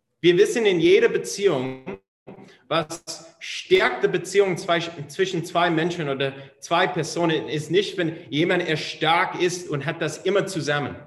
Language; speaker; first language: German; non-native, fluent; English